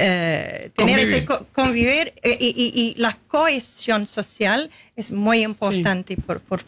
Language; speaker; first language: Spanish; non-native, fluent; English